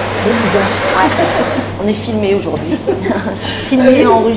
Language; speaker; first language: French; native; French